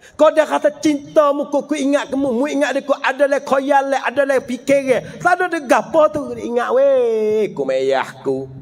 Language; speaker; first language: Malay; native; Malay